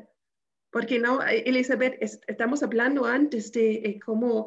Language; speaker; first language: Spanish; non-native, fluent; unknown